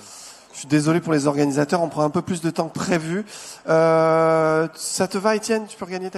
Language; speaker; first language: French; native; French